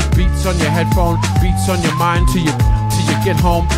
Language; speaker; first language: English; native; English